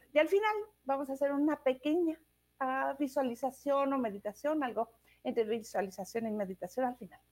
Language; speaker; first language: Spanish; native; Spanish